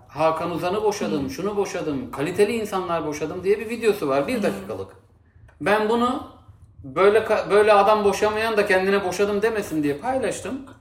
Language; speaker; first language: Turkish; native; Turkish